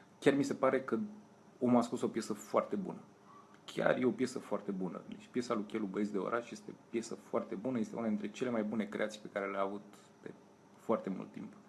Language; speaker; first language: Romanian; native; Romanian